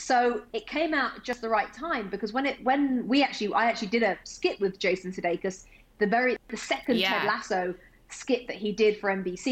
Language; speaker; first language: English; native; English